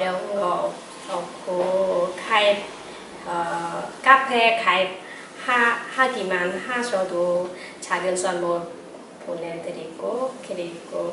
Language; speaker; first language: Korean; non-native, fluent; Khmer